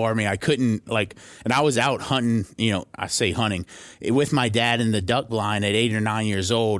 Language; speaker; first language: English; native; English